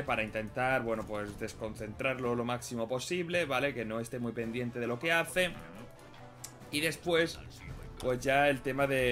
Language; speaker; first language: Spanish; native; Spanish